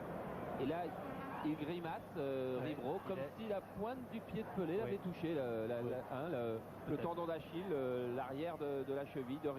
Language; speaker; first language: French; native; French